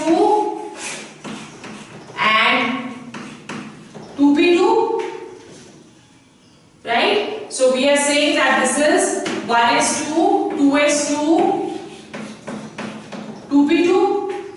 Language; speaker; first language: English; non-native, local second language; Hindi